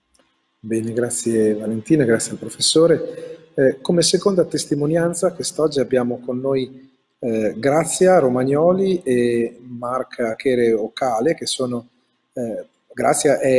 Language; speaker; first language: Italian; native; Italian